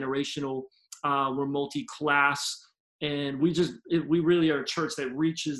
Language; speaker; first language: English; native; English